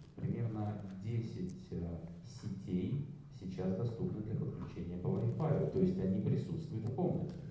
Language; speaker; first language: Russian; native; Russian